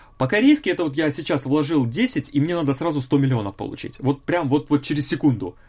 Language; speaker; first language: Russian; native; Russian